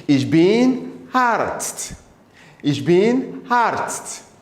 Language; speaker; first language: German; non-native, fluent; English